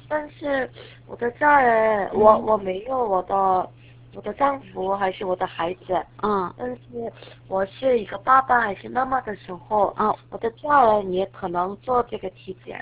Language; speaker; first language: Chinese; non-native, learner; Korean